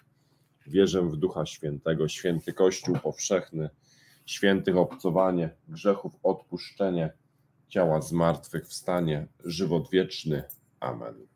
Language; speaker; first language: Polish; native; Polish